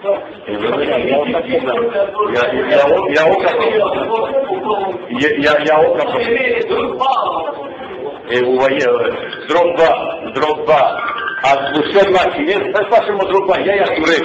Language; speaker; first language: French; non-native, fluent; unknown